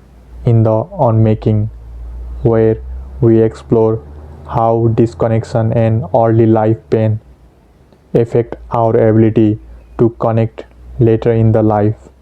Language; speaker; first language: English; non-native, fluent; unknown